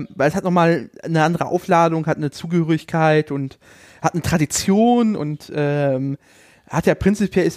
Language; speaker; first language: German; native; German